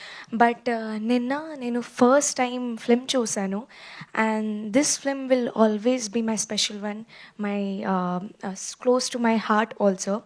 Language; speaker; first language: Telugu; non-native, learner; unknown